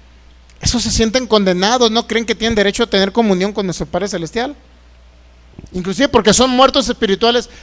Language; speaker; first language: Spanish; native; Spanish